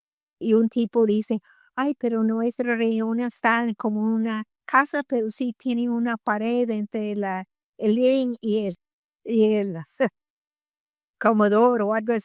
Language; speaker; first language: Spanish; non-native, fluent; English